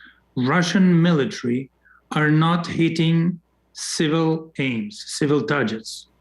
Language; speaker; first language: English; non-native, fluent; Russian